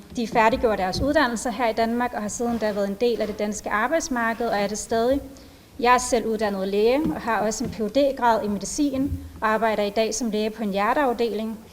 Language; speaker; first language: Danish; early bilingual, other home language; Bosnian